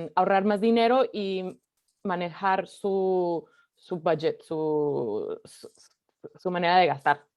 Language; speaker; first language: Spanish; early bilingual, heritage; Spanish